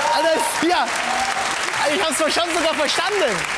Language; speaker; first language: German; native; German